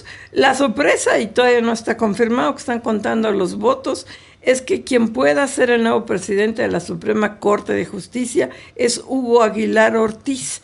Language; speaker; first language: Spanish; native; Spanish